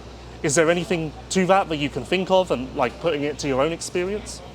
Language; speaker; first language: English; native; English